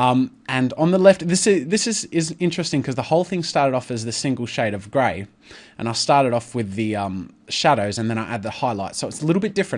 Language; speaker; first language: English; native; English